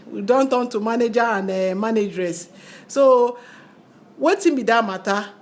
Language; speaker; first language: Nigerian Pidgin; non-native, local second language; Yoruba